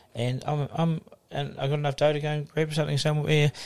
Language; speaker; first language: English; native; English